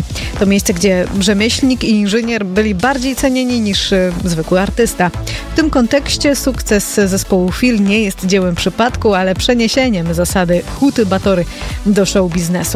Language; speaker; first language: Polish; native; Polish